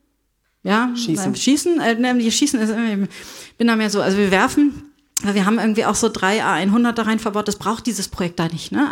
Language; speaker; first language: German; native; German